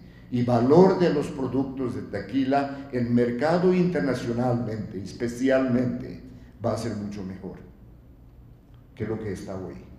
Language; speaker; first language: Spanish; non-native, fluent; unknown